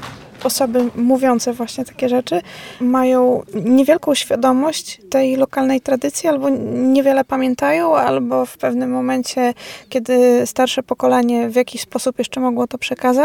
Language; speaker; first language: Polish; native; Polish